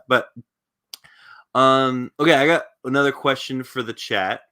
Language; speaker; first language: English; native; English